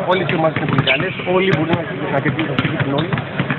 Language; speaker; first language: Spanish; non-native, learner; Greek